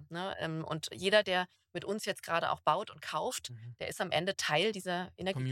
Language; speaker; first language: German; native; German